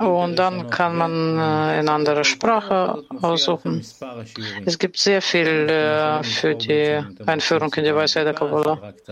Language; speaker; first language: German; non-native, fluent; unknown